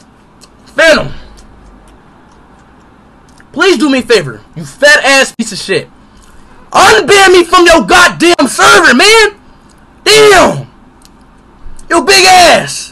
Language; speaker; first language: English; native; English